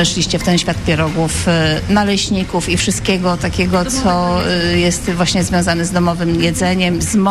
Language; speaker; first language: Polish; native; Polish